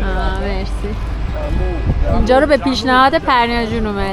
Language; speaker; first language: Persian; native; Persian